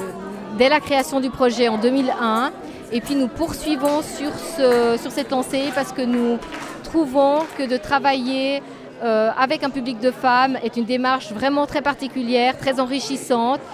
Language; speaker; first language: French; native; French